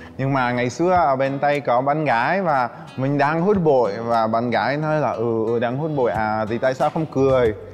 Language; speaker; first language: Vietnamese; non-native, fluent; Czech